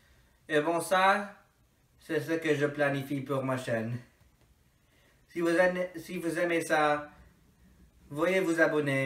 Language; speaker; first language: French; non-native, fluent; English